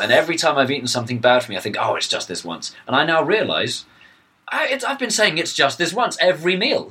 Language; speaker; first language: English; native; English